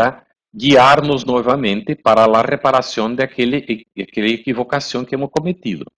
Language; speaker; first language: Spanish; non-native, fluent; Portuguese